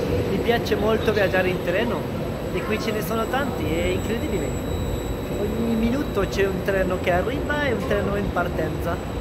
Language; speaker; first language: Italian; non-native, fluent; French